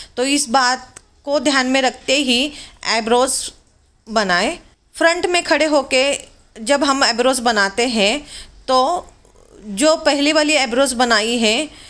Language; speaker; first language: Hindi; non-native, local second language; Marathi